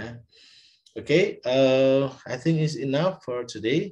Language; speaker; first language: English; non-native, fluent; Indonesian